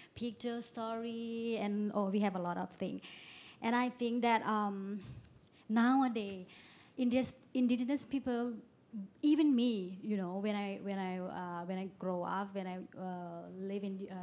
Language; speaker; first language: English; non-native, learner; Thai